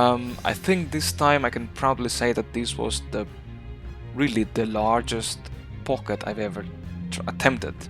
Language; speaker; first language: English; non-native, fluent; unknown